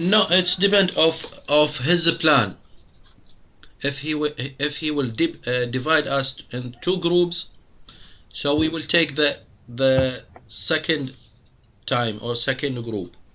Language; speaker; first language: English; non-native, fluent; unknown